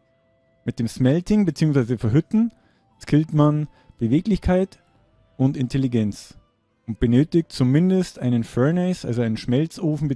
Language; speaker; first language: German; native; German